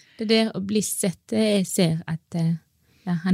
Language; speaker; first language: Norwegian; non-native, fluent; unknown